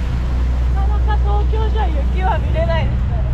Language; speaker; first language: Japanese; native; Japanese